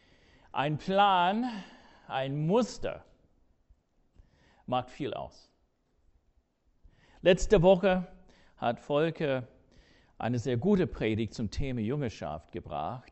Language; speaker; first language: German; non-native, fluent; English